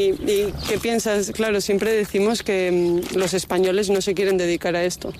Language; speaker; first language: Spanish; native; Spanish